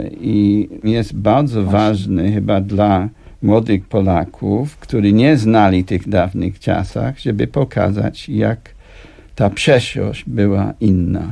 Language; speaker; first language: Polish; non-native, fluent; English